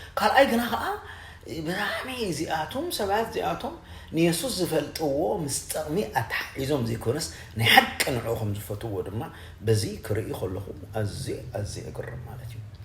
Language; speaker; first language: Tigrinya; native; Tigrinya